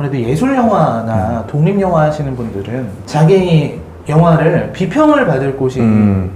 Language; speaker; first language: Korean; native; Korean